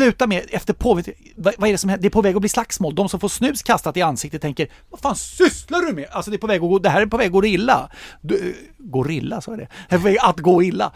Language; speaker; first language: Swedish; native; Swedish